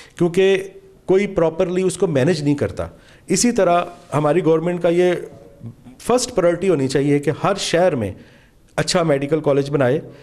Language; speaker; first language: Urdu; non-native, local second language; Punjabi